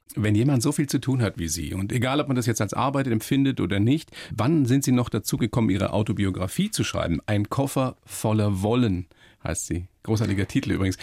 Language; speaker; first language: German; native; German